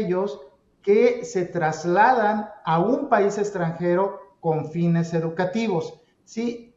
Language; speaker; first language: Spanish; native; Spanish